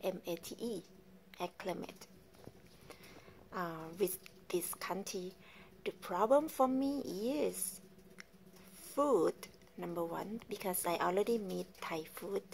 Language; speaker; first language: English; non-native, learner; Thai